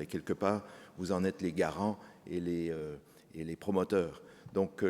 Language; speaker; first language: French; native; French